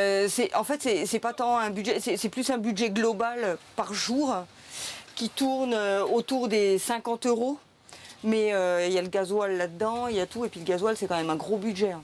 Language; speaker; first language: French; native; French